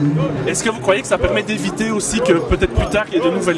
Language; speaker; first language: French; native; French